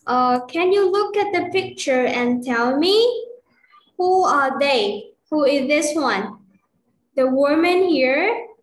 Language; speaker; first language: English; non-native, fluent; Vietnamese